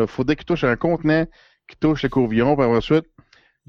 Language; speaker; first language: French; native; French